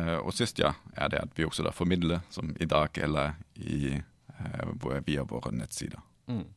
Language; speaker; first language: Norwegian; non-native, fluent; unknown